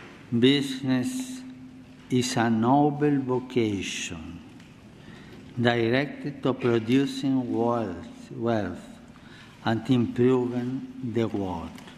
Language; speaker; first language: English; non-native, learner; Spanish